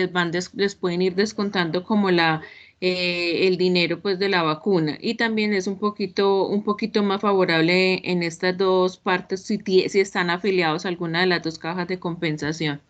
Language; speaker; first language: Spanish; native; Spanish